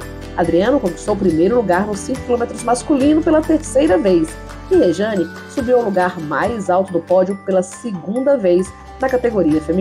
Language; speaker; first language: Portuguese; native; Portuguese